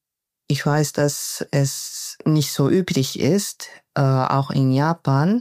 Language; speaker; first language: German; non-native, learner; Japanese